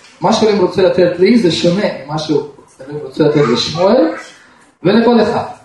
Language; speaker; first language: Hebrew; non-native, fluent; Russian